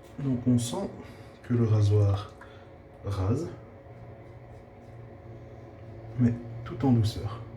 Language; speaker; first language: French; native; French